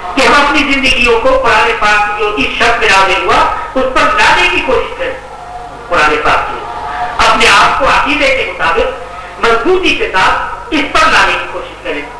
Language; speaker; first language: Urdu; native; Urdu